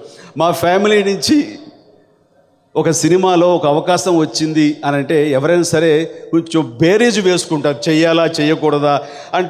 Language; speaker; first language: Telugu; native; Telugu